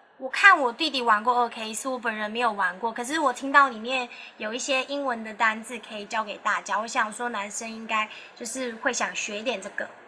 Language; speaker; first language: Chinese; early bilingual, heritage; Chinese